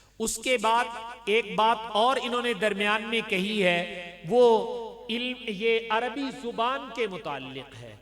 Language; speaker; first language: Urdu; non-native, local second language; Punjabi